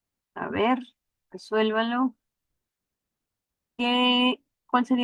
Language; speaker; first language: Spanish; native; Spanish